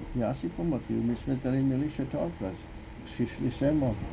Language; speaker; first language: Czech; early bilingual, heritage; Czech